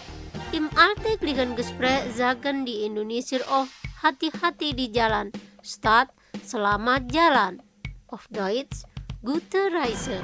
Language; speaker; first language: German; non-native, fluent; Indonesian